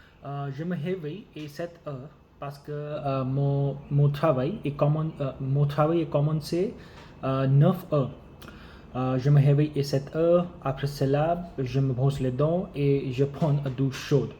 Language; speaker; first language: French; non-native, learner; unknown